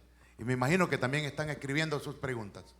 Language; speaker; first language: Spanish; native; Spanish